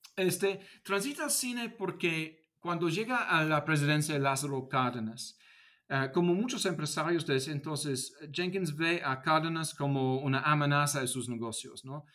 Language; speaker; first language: Spanish; non-native, fluent; English